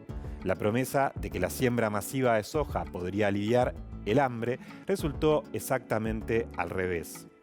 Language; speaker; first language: Spanish; native; Spanish